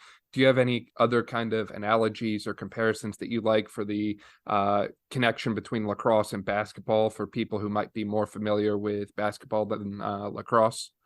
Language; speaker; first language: English; native; English